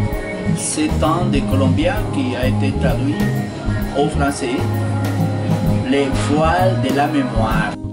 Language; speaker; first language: French; non-native, fluent; Spanish